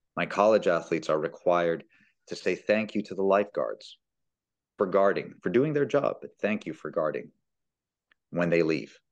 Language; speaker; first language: English; early bilingual, other home language; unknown